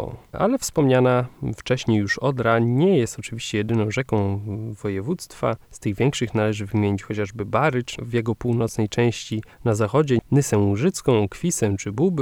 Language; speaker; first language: Polish; native; Polish